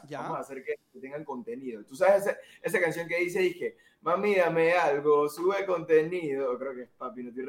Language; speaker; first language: Spanish; native; Spanish